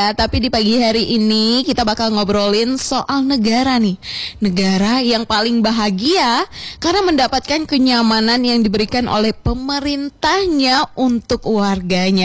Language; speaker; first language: Indonesian; native; Indonesian